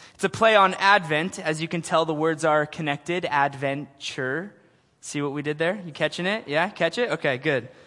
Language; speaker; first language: English; native; English